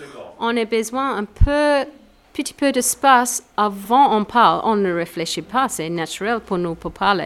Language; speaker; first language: French; non-native, learner; English